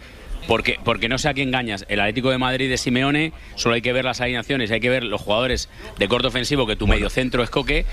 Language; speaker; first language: Spanish; native; Spanish